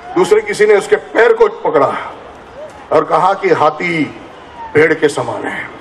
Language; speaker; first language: Hindi; non-native, local second language; Marathi